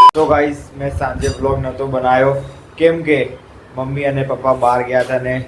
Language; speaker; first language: Gujarati; early bilingual, other home language; Hindi